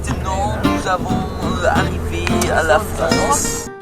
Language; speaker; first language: French; non-native, learner; German